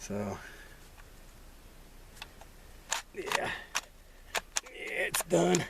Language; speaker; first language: English; native; English